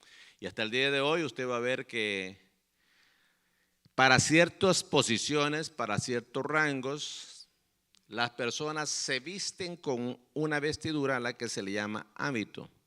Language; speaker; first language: Spanish; native; Spanish